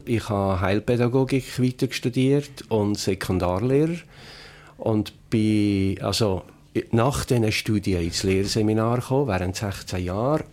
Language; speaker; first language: German; native; German